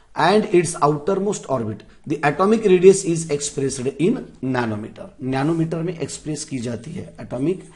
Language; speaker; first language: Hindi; non-native, local second language; Marathi